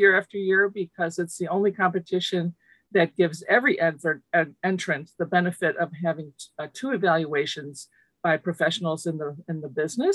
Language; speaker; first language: English; early bilingual, other home language; Lithuanian